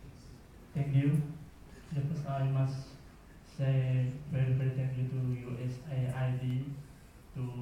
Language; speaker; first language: English; non-native, learner; Indonesian